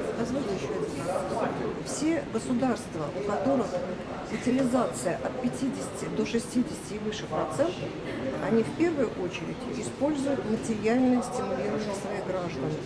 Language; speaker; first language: Russian; native; Russian